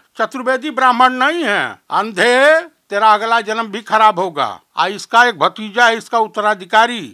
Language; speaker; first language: Hindi; native; Hindi